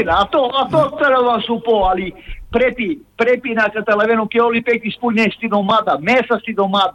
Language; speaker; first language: Greek; non-native, fluent; Serbian